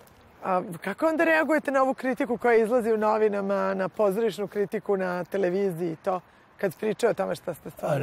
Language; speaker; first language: Serbian; native; Serbian